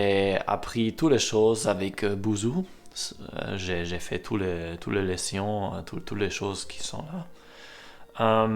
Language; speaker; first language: French; non-native, learner; German